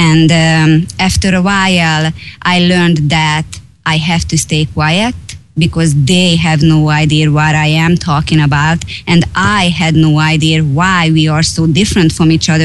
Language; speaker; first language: English; non-native, fluent; Hungarian